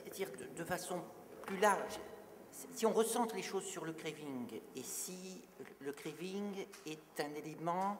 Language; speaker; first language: French; native; French